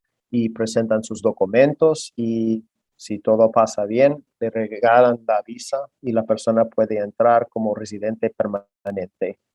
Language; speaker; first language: Spanish; non-native, fluent; English